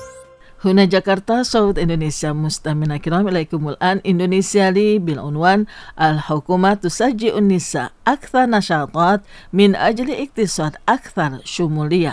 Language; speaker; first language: Arabic; non-native, fluent; Indonesian